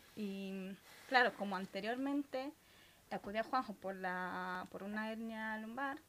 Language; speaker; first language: Spanish; early bilingual, other home language; Romanian